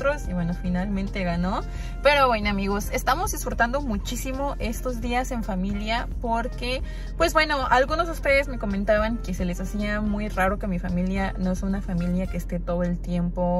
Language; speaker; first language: Spanish; native; Spanish